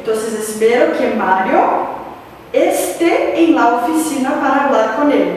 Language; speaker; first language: Spanish; non-native, fluent; Portuguese